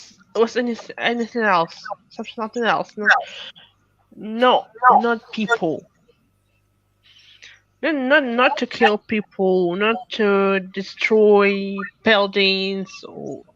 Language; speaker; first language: English; non-native, fluent; Russian